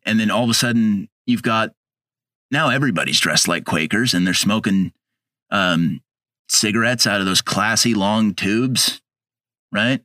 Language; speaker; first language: English; native; English